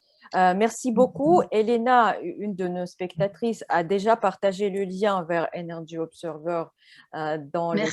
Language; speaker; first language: French; non-native, fluent; Russian